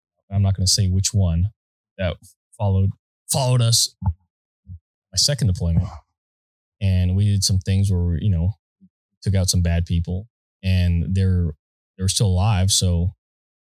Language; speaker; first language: English; native; English